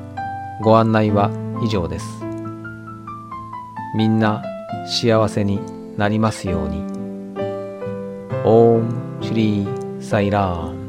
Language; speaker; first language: Japanese; native; Japanese